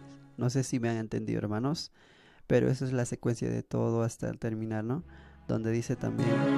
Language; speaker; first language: Spanish; native; Spanish